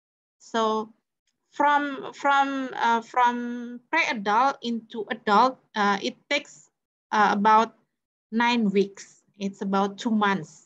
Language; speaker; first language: English; non-native, fluent; Indonesian